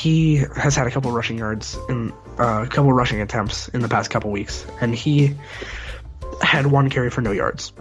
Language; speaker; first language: English; native; English